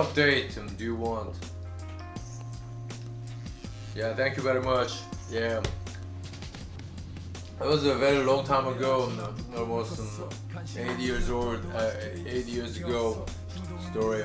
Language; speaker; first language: English; non-native, learner; Korean